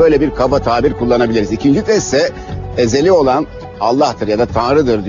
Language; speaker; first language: Turkish; native; Turkish